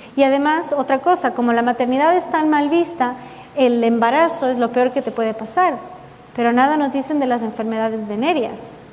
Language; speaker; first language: Spanish; early bilingual, heritage; Spanish